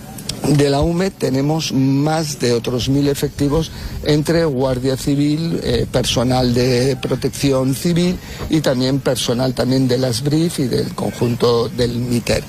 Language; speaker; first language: Spanish; native; Spanish